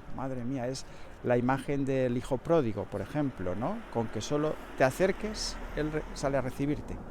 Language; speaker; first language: Spanish; native; Spanish